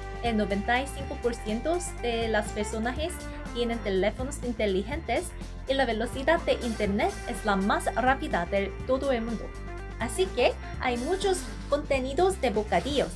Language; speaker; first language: Spanish; non-native, fluent; Korean